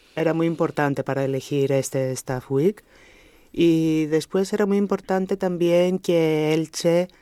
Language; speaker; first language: Spanish; non-native, fluent; Greek